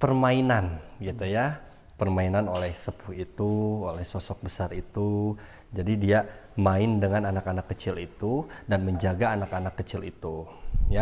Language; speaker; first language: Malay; non-native, local second language; Sundanese